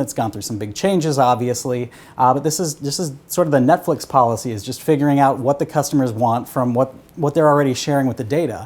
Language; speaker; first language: English; native; English